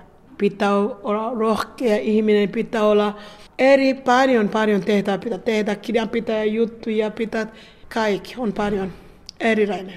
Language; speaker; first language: Finnish; non-native, learner; Kinyarwanda